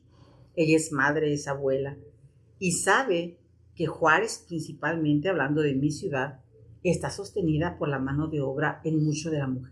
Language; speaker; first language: Spanish; native; Spanish